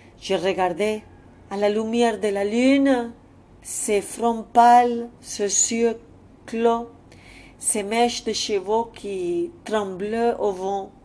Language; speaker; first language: French; non-native, fluent; Spanish